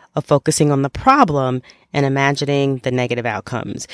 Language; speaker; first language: English; native; English